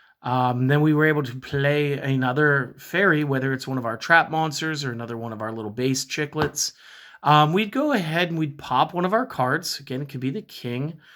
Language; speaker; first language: English; native; English